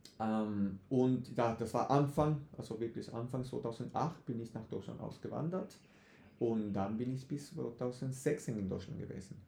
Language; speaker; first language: German; non-native, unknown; Spanish